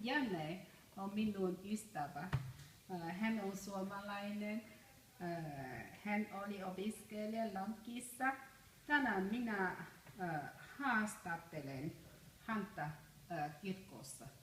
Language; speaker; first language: Finnish; non-native, learner; Chinese